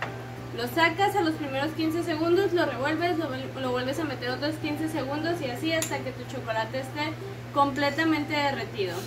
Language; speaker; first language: Spanish; native; Spanish